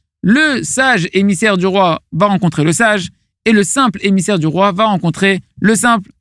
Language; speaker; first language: French; native; French